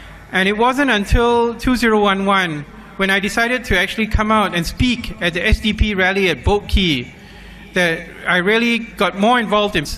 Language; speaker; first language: English; native; English